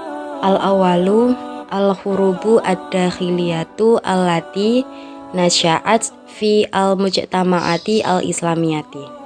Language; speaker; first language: Arabic; non-native, learner; Indonesian